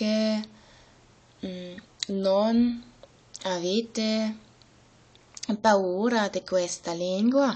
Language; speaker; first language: Italian; non-native, learner; German